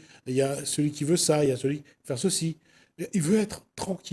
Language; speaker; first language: French; native; French